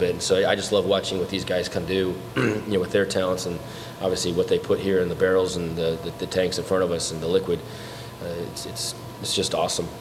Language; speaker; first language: English; native; English